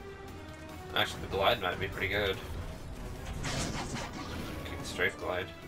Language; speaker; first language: English; native; English